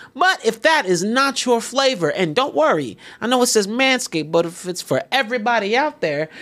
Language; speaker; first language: English; native; English